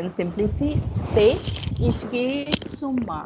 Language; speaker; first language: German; non-native, fluent; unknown